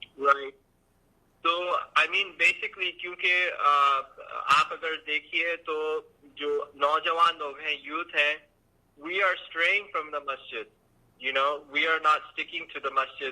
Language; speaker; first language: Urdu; early bilingual, heritage; Urdu